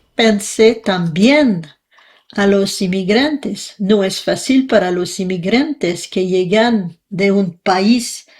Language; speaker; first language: Spanish; non-native, learner; French